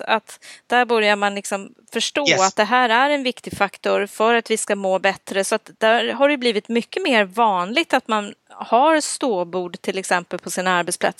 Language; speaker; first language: Swedish; native; Swedish